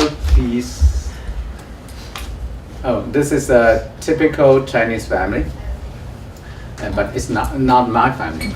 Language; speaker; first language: English; non-native, learner; Chinese